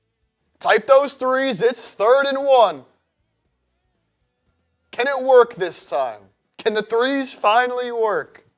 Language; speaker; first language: English; native; English